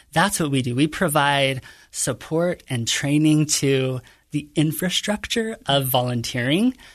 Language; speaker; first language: English; native; English